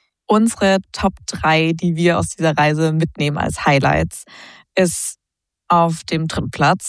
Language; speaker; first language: German; native; German